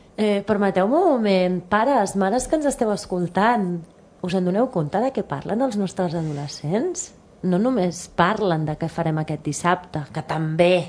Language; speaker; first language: Catalan; native; Catalan